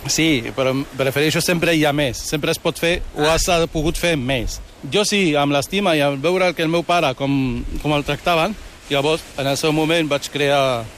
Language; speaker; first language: Catalan; early bilingual, other home language; Arabic